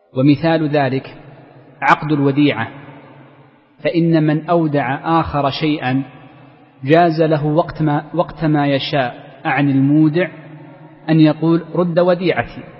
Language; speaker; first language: Arabic; native; Arabic